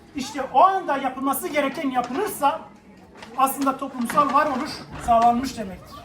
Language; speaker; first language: Turkish; non-native, local second language; Kurdish